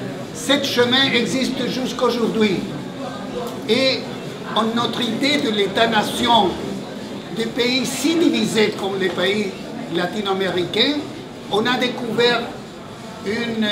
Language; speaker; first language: French; non-native, fluent; Spanish